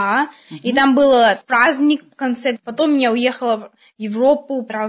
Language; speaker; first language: Russian; early bilingual, heritage; Russian